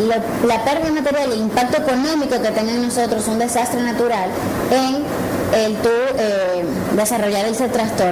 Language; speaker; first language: Spanish; native; Spanish